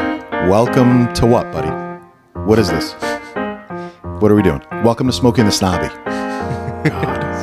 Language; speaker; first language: English; native; English